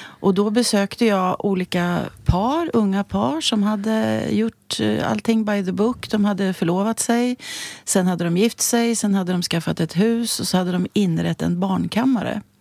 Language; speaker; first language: Swedish; native; Swedish